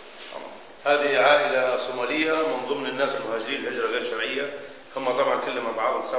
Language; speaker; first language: Arabic; native; Arabic